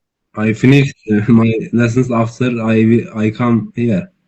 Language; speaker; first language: English; non-native, learner; Turkish